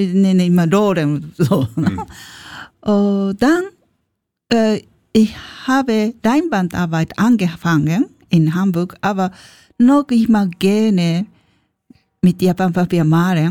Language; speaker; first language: German; non-native, learner; Japanese